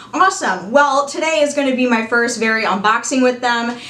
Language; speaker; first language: English; native; English